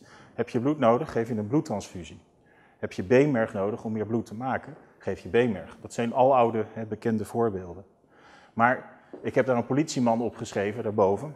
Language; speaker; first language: Dutch; native; Dutch